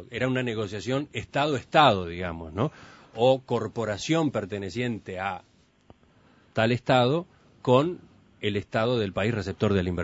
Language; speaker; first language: Spanish; native; Spanish